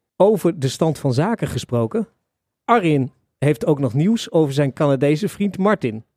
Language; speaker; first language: Dutch; native; Dutch